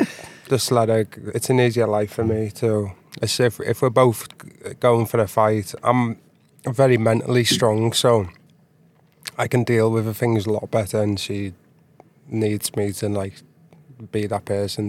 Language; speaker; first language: English; native; English